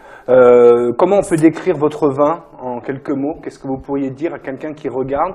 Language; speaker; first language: French; native; French